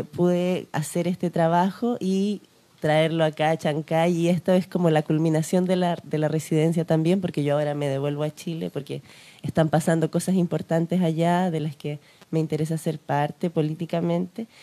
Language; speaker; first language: Spanish; native; Spanish